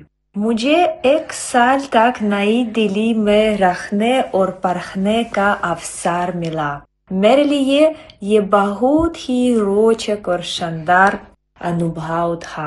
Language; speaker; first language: Hindi; non-native, fluent; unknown